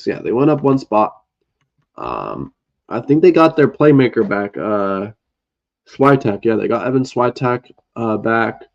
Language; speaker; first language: English; native; English